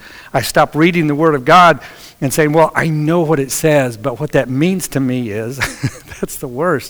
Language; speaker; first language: English; native; English